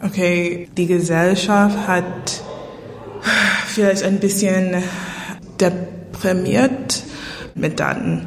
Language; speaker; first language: German; non-native, learner; English